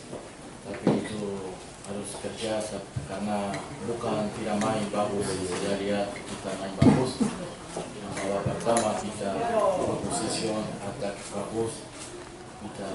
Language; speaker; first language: Indonesian; non-native, learner; Spanish